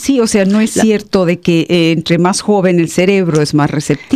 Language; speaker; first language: Spanish; native; Spanish